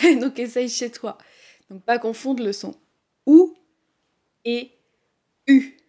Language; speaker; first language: French; native; French